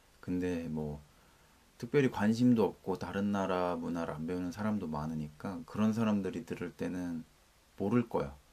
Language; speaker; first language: Korean; native; Korean